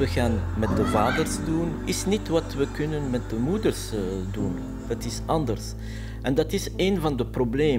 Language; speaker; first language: Dutch; non-native, fluent; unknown